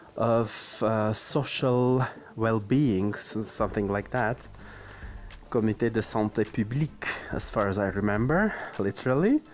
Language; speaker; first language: English; non-native, fluent; Armenian